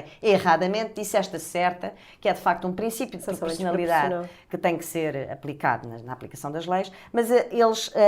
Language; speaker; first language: Portuguese; native; Portuguese